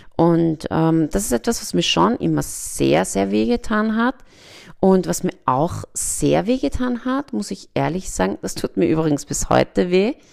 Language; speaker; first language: German; early bilingual, other home language; Persian